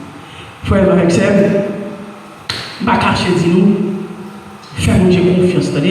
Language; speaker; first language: French; non-native, local second language; Haitian Creole